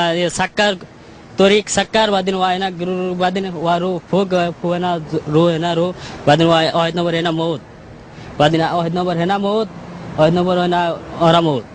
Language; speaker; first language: Arabic; non-native, learner; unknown